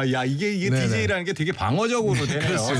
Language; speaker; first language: Korean; native; Korean